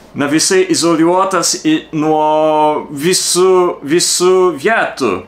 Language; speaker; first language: Lithuanian; non-native, learner; Japanese